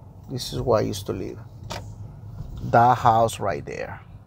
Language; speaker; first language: English; early bilingual, other home language; Spanish